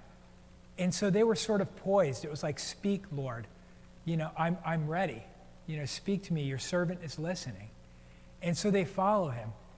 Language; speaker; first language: English; native; English